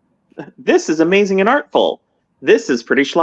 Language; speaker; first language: English; native; English